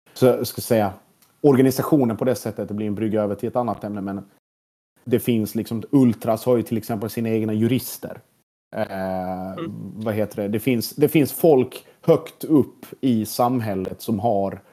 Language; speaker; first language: Swedish; early bilingual, other home language; Croatian